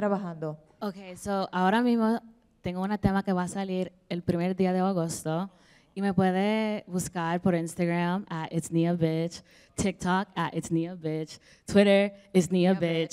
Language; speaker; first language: Spanish; early bilingual, heritage; English